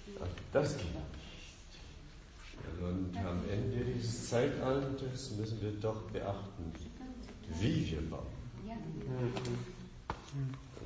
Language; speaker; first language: German; non-native, fluent; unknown